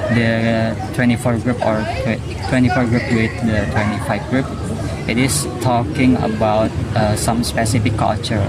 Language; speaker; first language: English; non-native, learner; Indonesian